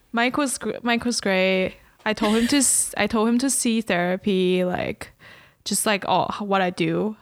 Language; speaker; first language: English; early bilingual, other home language; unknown